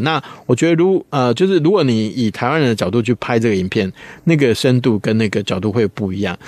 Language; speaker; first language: Chinese; native; Chinese